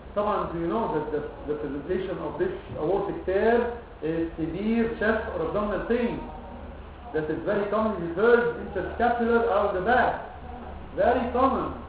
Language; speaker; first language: English; non-native, fluent; Arabic